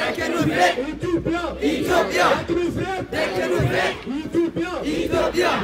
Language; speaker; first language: Norwegian; non-native, learner; Oromo